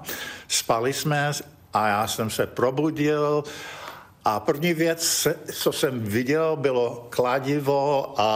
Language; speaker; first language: Czech; early bilingual, heritage; Czech